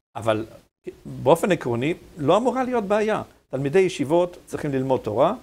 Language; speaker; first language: Hebrew; native; Hebrew